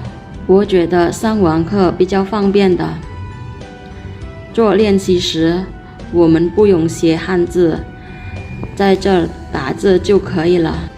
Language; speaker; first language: Chinese; non-native, fluent; Indonesian